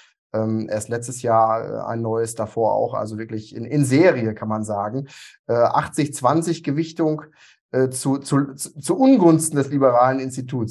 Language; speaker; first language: German; native; German